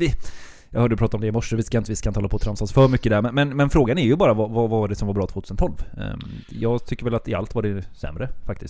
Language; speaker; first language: Swedish; native; Swedish